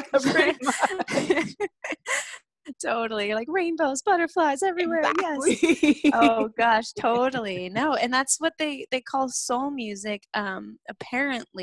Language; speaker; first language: English; native; English